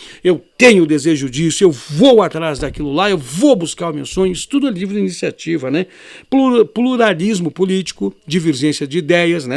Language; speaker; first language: Portuguese; native; Portuguese